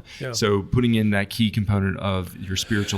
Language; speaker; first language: English; native; English